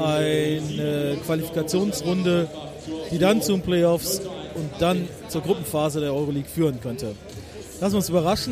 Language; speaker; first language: German; native; German